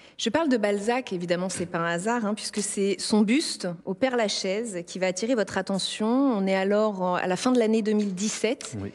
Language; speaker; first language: French; native; French